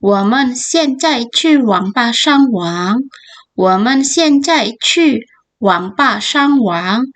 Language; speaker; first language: Chinese; non-native, fluent; Indonesian